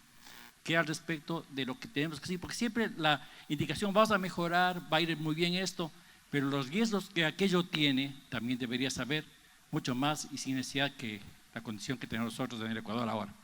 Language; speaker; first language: Spanish; native; Spanish